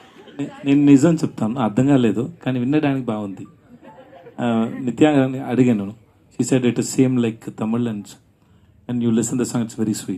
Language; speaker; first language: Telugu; non-native, learner; Tamil